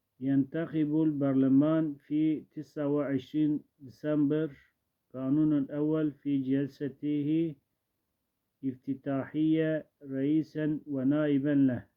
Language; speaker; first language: Arabic; non-native, learner; Turkish